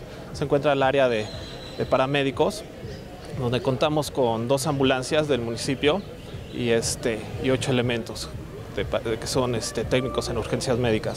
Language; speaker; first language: Spanish; native; Spanish